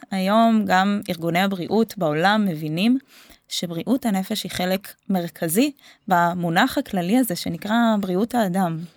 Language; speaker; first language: Hebrew; native; Hebrew